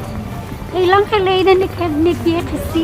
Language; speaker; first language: Dutch; non-native, learner; Filipino